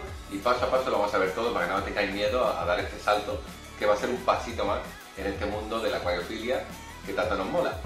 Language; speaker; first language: Spanish; native; Spanish